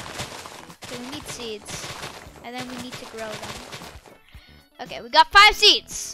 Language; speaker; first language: English; native; English